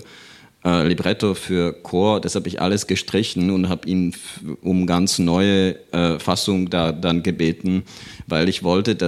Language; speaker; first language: German; non-native, fluent; Czech